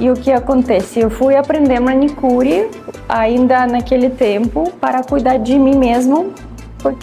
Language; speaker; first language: Portuguese; non-native, fluent; Russian